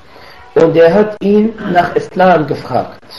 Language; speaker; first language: German; non-native, fluent; Arabic